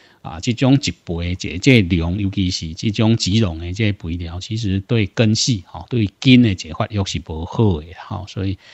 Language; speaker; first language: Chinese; non-native, local second language; Min Nan Chinese